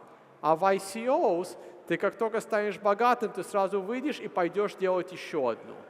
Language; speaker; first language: Russian; early bilingual, heritage; Russian